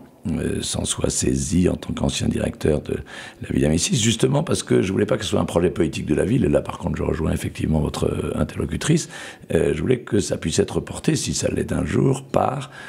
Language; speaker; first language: French; native; French